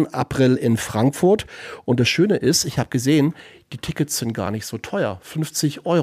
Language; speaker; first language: German; native; German